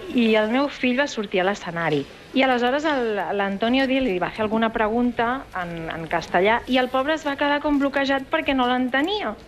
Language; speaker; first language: Catalan; native; Catalan